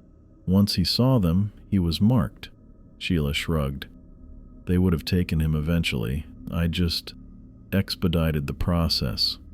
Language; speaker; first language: English; native; English